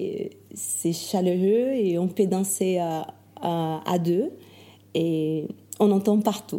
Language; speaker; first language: French; non-native, fluent; Portuguese